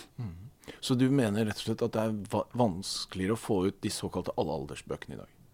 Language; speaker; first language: Norwegian; native; Norwegian